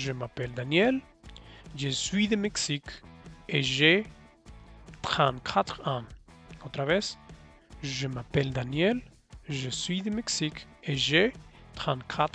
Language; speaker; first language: French; non-native, learner; Spanish